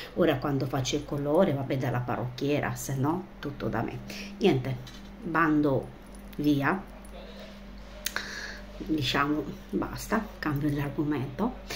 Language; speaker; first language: Italian; non-native, fluent; Romanian